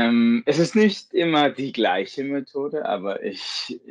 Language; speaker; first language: German; non-native, fluent; Spanish